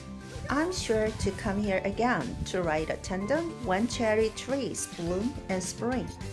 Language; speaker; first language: English; non-native, fluent; Korean